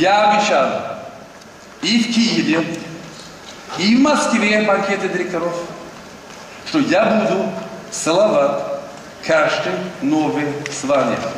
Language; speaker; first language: Russian; non-native, learner; Swedish